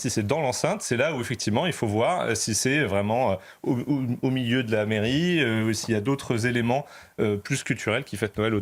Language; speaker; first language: French; native; French